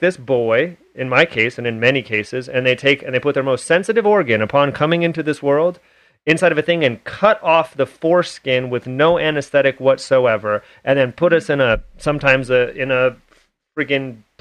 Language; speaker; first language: English; native; English